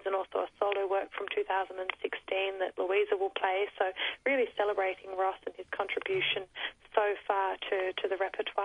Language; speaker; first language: English; native; English